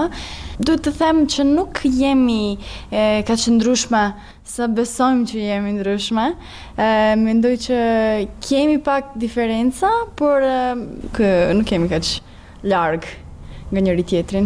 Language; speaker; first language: Albanian; non-native, learner; Serbian